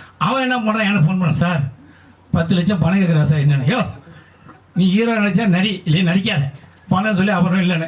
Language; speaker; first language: Tamil; native; Tamil